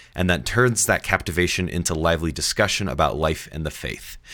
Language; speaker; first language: English; native; English